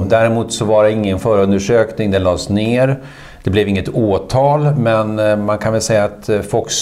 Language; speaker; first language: Swedish; native; Swedish